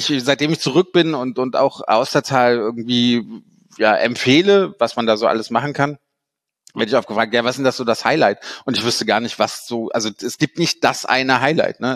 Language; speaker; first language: German; native; German